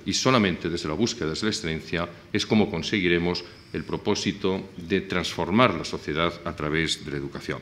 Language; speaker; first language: Spanish; native; Spanish